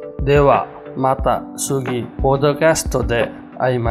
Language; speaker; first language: Japanese; non-native, learner; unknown